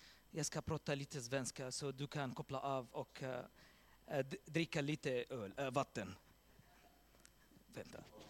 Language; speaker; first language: Swedish; non-native, learner; Arabic